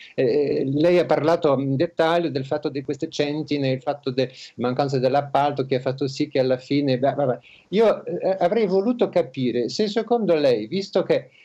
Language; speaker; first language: Italian; non-native, fluent; French